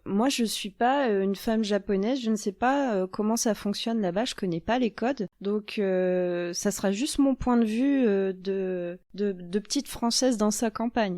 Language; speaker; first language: French; native; French